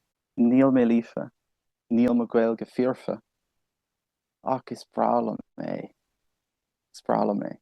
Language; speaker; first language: Irish; non-native, local second language; English